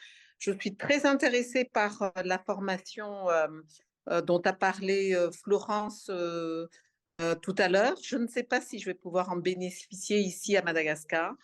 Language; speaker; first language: French; non-native, local second language; Malagasy